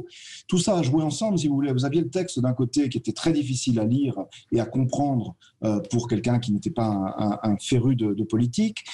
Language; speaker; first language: French; native; French